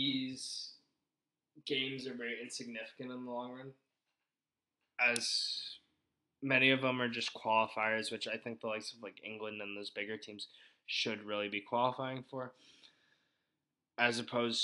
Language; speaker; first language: English; native; English